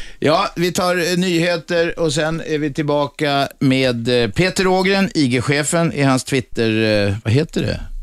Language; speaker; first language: Swedish; native; Swedish